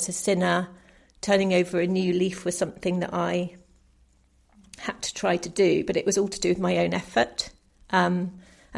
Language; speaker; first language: English; native; English